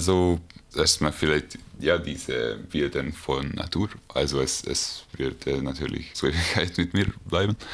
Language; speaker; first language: German; non-native, learner; Hungarian